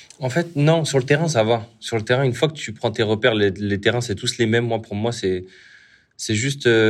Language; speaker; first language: French; native; French